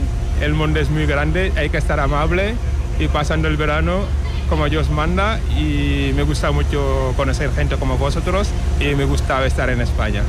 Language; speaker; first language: Spanish; non-native, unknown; Wolof